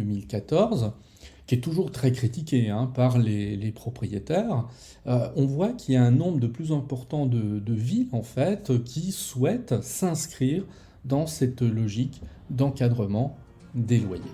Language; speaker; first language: French; native; French